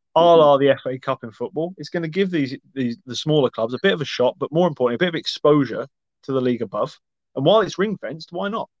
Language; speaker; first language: English; native; English